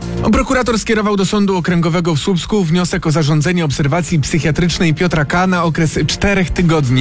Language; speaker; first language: Polish; native; Polish